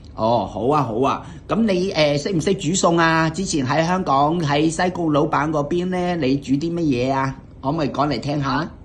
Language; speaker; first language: Cantonese; native; Cantonese